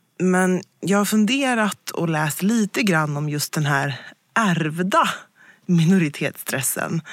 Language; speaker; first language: Swedish; early bilingual, other home language; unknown